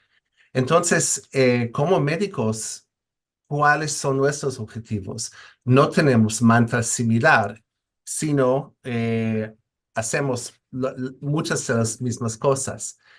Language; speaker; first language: Spanish; non-native, fluent; English